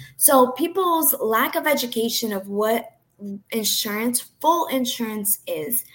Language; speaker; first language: English; early bilingual, other home language; Portuguese